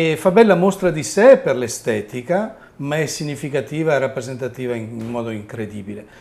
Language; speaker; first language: Italian; native; Italian